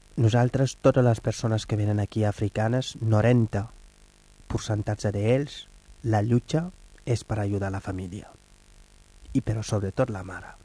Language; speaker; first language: Catalan; non-native, fluent; Wolof